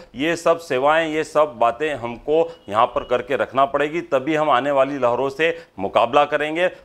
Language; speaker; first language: Hindi; native; Hindi